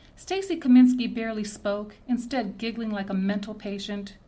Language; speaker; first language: English; native; English